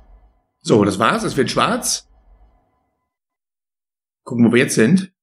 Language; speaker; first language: German; native; German